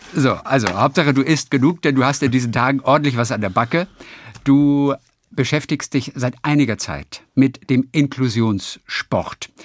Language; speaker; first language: German; native; German